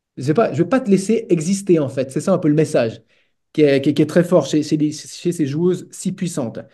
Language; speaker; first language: French; native; French